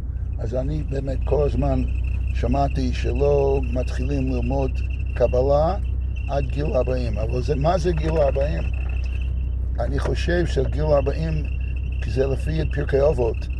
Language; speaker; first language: Hebrew; non-native, fluent; English